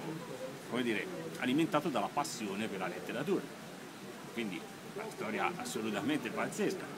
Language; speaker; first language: Italian; native; Italian